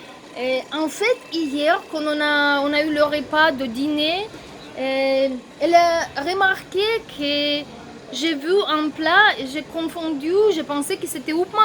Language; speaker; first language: French; non-native, fluent; Russian